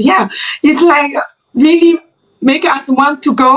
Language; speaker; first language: English; non-native, fluent; Chinese